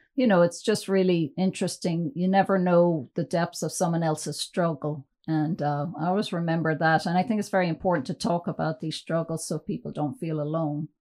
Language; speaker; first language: English; native; English